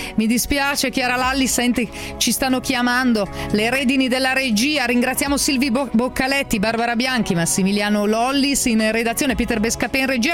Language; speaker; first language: Italian; native; Italian